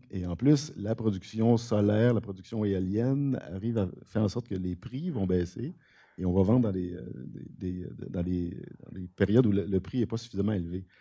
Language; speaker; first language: French; native; French